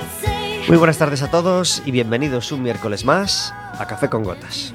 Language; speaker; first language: Spanish; native; Spanish